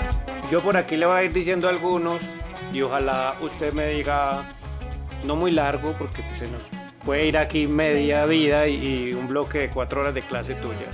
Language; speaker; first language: Spanish; native; Spanish